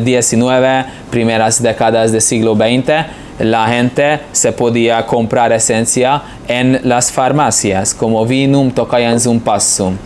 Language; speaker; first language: Spanish; non-native, fluent; Hungarian